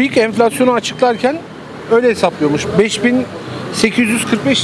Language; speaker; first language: Turkish; native; Turkish